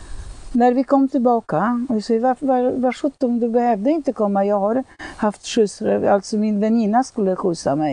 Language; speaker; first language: Swedish; non-native, fluent; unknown